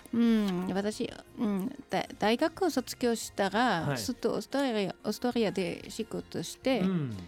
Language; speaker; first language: Japanese; non-native, learner; German